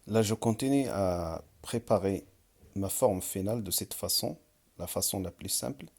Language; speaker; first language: French; non-native, local second language; Arabic